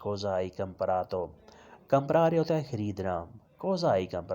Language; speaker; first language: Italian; non-native, learner; Urdu